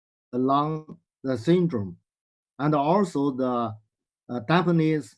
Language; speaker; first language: English; non-native, learner; Chinese